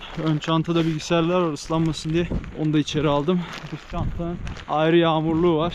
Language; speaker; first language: Turkish; native; Turkish